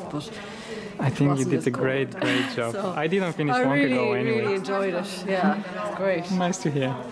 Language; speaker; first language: English; non-native, fluent; Bulgarian